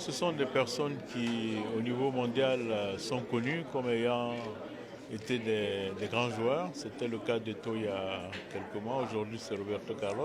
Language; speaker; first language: French; native; French